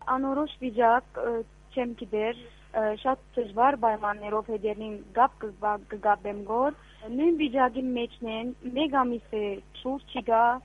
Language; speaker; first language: Armenian; early bilingual, heritage; Armenian